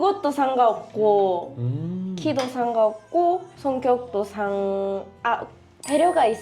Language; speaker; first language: Korean; non-native, learner; Japanese